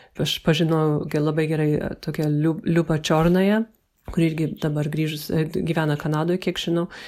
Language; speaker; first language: Lithuanian; early bilingual, heritage; Lithuanian